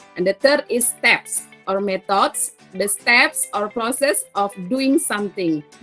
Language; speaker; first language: English; non-native, learner; Indonesian